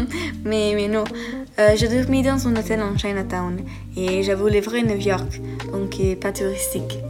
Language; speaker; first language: French; non-native, learner; Italian